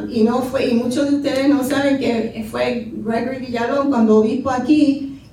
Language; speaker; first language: Spanish; early bilingual, heritage; Spanish